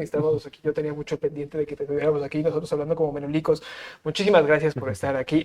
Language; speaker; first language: Spanish; native; Spanish